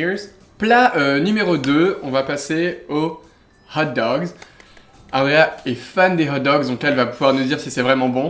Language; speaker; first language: French; native; French